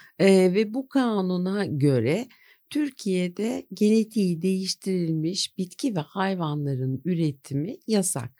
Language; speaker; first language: Turkish; native; Turkish